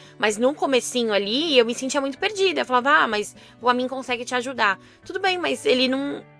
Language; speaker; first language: Portuguese; native; Portuguese